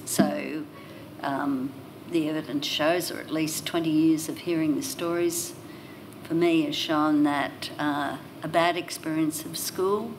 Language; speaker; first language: English; native; English